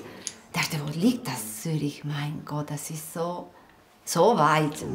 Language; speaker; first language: German; non-native, fluent; Spanish